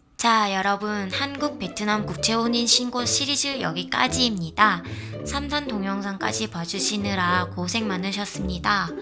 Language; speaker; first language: Korean; non-native, fluent; Vietnamese